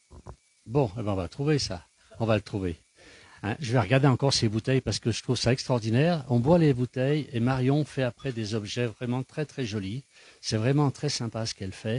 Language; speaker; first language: French; native; French